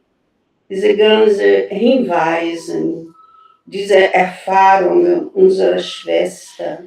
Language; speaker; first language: German; non-native, fluent; Portuguese